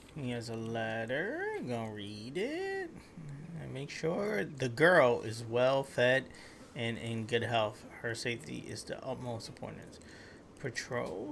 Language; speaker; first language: English; native; English